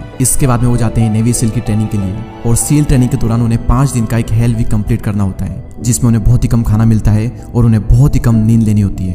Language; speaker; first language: Hindi; native; Hindi